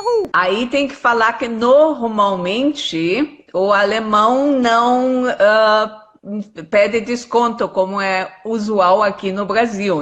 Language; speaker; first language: Portuguese; non-native, fluent; German